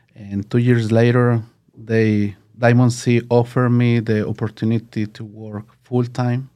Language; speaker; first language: English; non-native, learner; Spanish